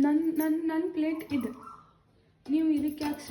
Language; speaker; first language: Kannada; native; Kannada